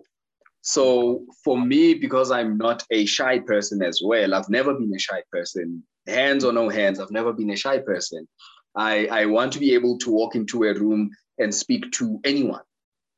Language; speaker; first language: English; non-native, local second language; Zulu